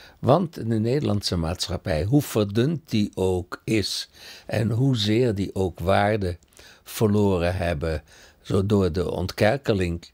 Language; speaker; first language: Dutch; early bilingual, other home language; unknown